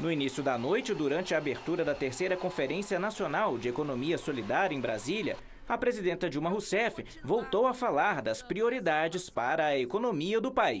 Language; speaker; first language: Portuguese; native; Portuguese